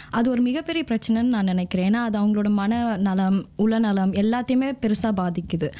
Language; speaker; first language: Tamil; early bilingual, heritage; Tamil